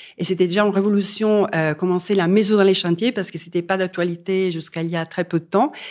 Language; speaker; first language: French; non-native, fluent; Italian